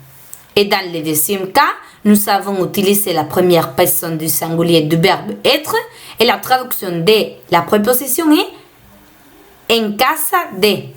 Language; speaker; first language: French; non-native, fluent; Spanish